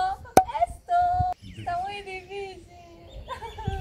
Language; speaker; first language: Spanish; native; Spanish